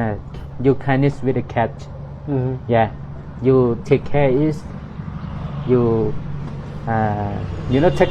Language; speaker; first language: English; non-native, learner; Thai